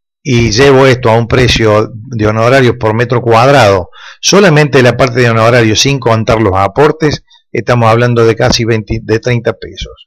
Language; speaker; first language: Spanish; native; Spanish